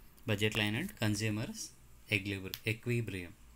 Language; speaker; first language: English; non-native, local second language; Telugu